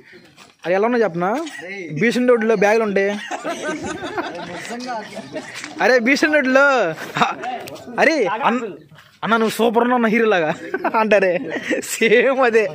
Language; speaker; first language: Telugu; native; Telugu